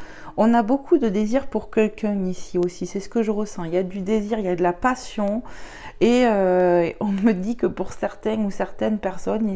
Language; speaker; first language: French; native; French